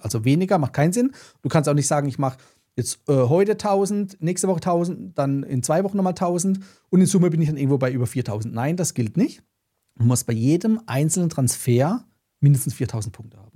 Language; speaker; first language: German; native; German